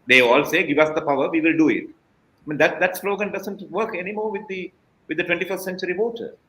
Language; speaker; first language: English; non-native, local second language; Tamil